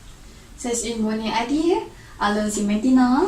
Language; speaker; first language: French; non-native, learner; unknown